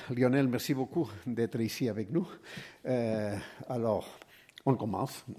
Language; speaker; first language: French; non-native, fluent; Catalan